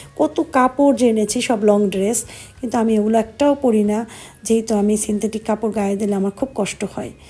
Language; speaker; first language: Bangla; native; Bangla